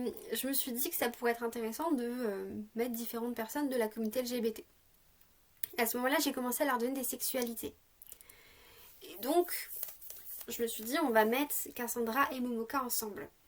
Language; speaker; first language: French; native; French